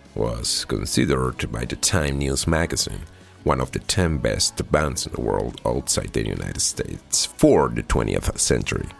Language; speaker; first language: English; non-native, fluent; Spanish